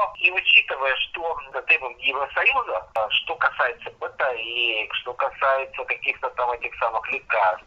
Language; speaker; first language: Russian; native; Russian